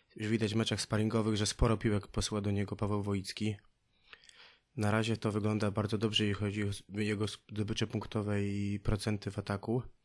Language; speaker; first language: Polish; native; Polish